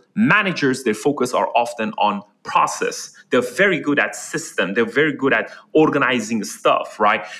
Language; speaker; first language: English; non-native, fluent; Persian